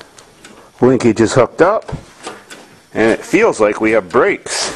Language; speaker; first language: English; native; English